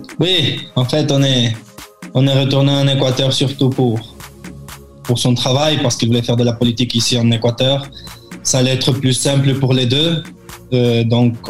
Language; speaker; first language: French; early bilingual, heritage; French